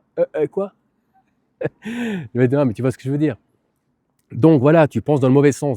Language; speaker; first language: French; native; French